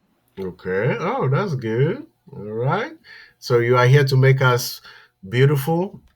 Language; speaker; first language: English; non-native, fluent; French